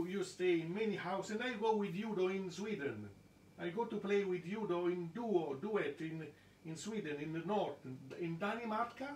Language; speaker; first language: English; non-native, learner; Italian